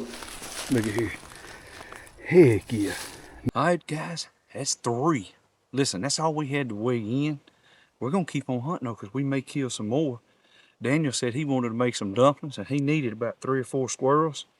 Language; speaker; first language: English; native; English